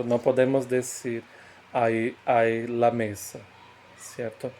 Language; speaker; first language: Spanish; non-native, fluent; Portuguese